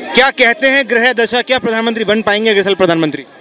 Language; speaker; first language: Hindi; native; Hindi